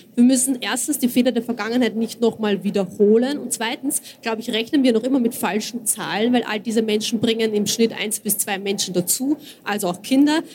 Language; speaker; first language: German; early bilingual, other home language; Bosnian